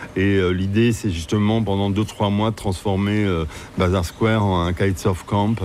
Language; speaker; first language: French; native; French